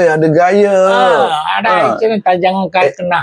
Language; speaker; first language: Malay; non-native, local second language; Tamil